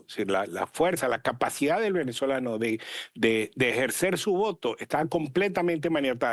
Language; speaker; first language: Spanish; native; Spanish